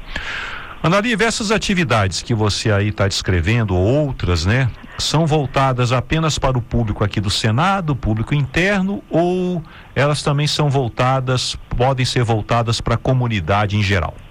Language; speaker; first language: Portuguese; native; Portuguese